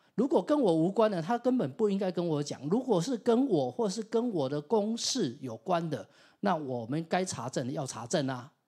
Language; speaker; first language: Chinese; non-native, local second language; Min Nan Chinese